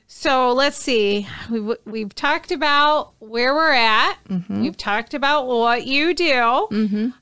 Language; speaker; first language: English; native; English